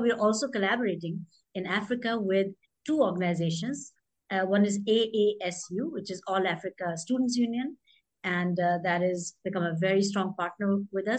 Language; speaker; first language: English; non-native, local second language; Hindi